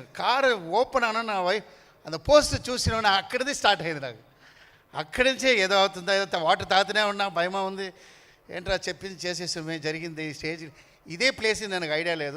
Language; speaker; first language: Telugu; non-native, fluent; Tamil